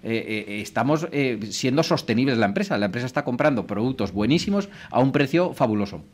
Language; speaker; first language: Spanish; native; Spanish